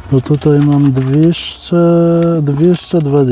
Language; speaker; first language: Polish; non-native, learner; English